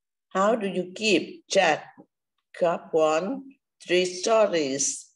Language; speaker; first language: English; non-native, learner; Vietnamese